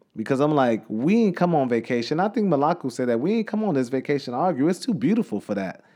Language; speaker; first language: English; native; English